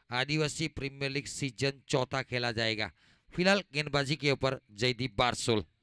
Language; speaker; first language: Hindi; non-native, local second language; Gujarati